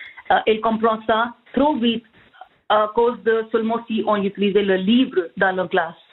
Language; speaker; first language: French; non-native, learner; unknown